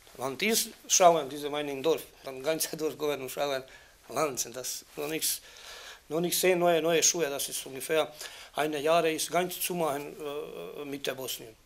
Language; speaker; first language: German; non-native, learner; Bosnian